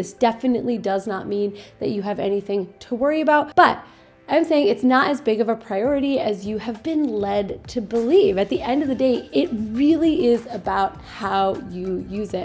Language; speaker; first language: English; native; English